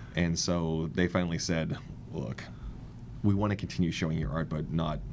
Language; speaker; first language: English; native; English